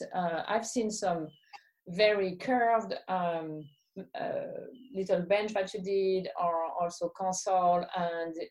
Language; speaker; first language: English; non-native, fluent; French